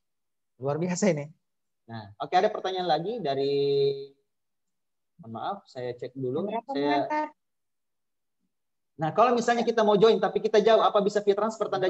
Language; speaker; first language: Indonesian; native; Indonesian